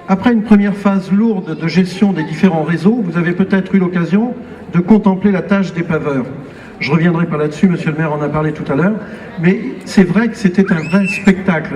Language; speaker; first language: French; native; French